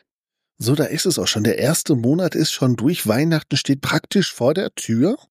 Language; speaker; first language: German; native; German